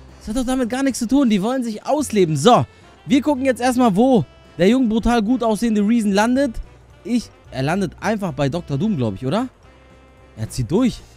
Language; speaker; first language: German; early bilingual, other home language; Albanian